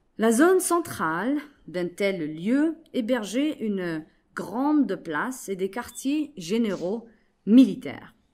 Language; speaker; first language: French; non-native, local second language; Arabic